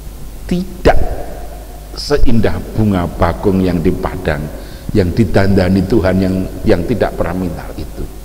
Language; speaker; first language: Indonesian; native; Indonesian